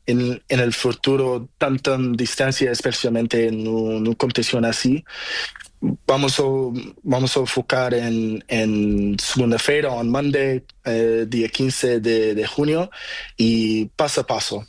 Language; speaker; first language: Spanish; non-native, learner; Portuguese